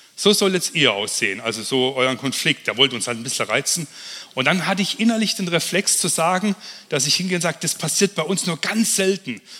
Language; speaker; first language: German; native; German